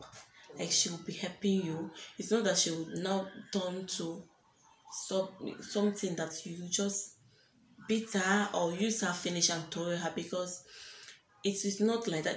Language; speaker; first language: English; non-native, local second language; French